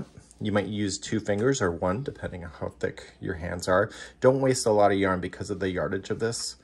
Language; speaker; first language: English; native; English